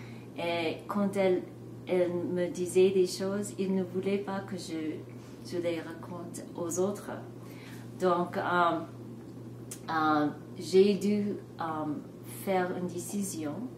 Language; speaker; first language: French; non-native, fluent; English